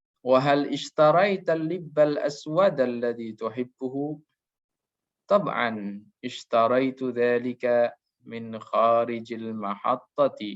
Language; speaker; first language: Arabic; non-native, fluent; Indonesian